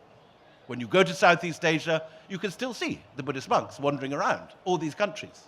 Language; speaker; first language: English; native; English